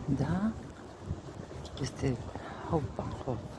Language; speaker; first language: German; non-native, learner; Galician